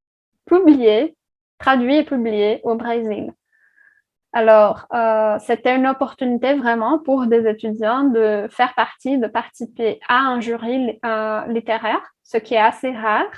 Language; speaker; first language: French; non-native, fluent; Portuguese